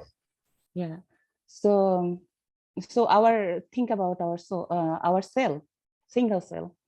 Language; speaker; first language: English; non-native, learner; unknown